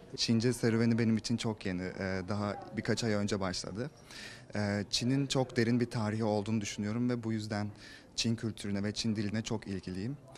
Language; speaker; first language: Turkish; non-native, fluent; Chinese